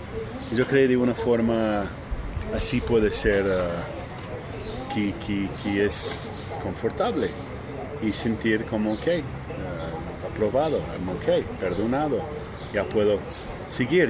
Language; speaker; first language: Spanish; non-native, fluent; Portuguese